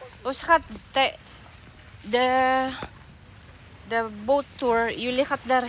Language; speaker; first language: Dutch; non-native, learner; Waray